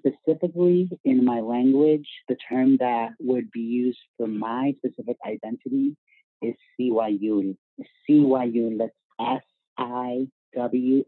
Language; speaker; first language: English; native; English